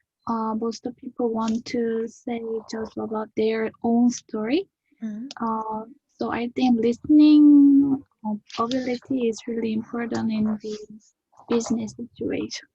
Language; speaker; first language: English; non-native, learner; Korean